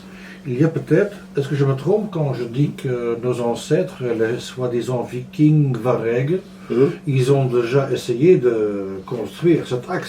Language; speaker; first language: French; non-native, local second language; Dutch